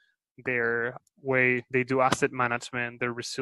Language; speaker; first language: English; non-native, fluent; Spanish